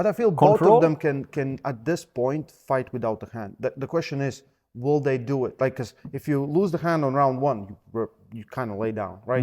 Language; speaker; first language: English; non-native, fluent; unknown